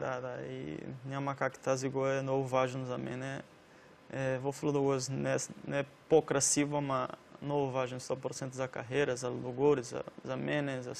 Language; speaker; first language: Bulgarian; non-native, learner; Portuguese